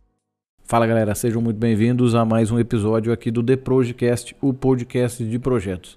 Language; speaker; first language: Portuguese; native; Portuguese